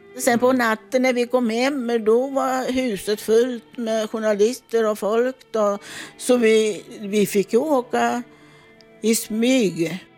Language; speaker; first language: Swedish; non-native, fluent; Italian